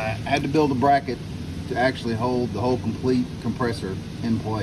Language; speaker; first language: English; native; English